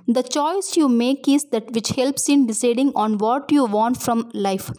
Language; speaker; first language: English; non-native, local second language; Tamil